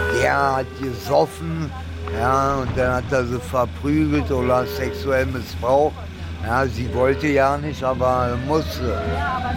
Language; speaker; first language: German; early bilingual, other home language; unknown